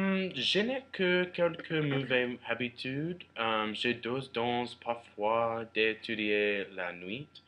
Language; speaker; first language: French; non-native, learner; English